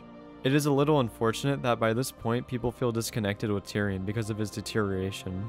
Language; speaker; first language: English; native; English